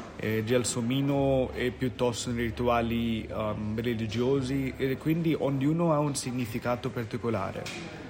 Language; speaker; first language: Italian; non-native, fluent; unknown